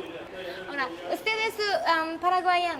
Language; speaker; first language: Spanish; non-native, learner; Japanese